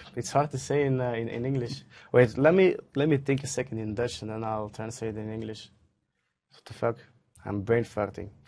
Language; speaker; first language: English; non-native, fluent; Dutch